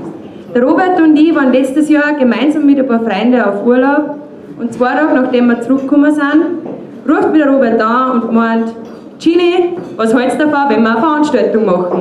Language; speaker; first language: German; native; German